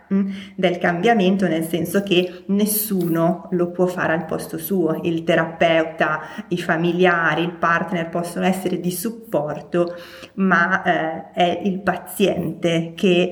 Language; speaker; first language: Italian; native; Italian